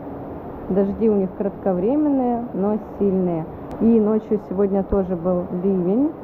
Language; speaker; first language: Russian; native; Russian